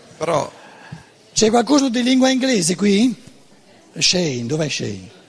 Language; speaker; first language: Italian; native; Italian